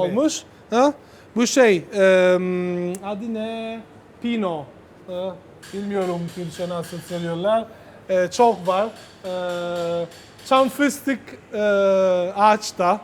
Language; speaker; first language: Turkish; non-native, learner; Italian